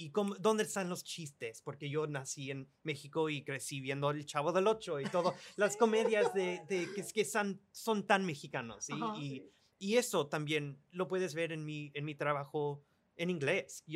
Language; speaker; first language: Spanish; early bilingual, other home language; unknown